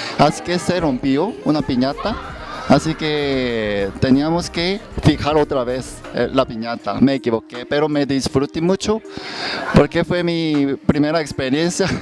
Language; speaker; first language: Spanish; non-native, learner; Korean